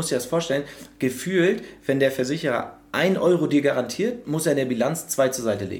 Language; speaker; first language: German; native; German